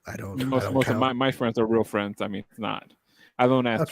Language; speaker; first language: English; native; English